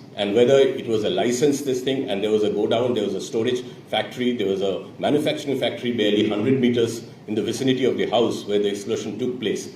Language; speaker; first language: English; non-native, local second language; Bangla